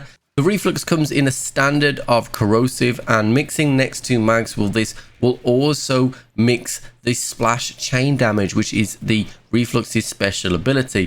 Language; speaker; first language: English; native; English